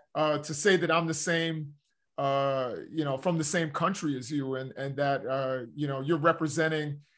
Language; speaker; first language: English; native; English